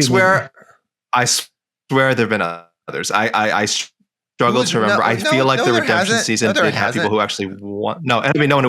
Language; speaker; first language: English; native; English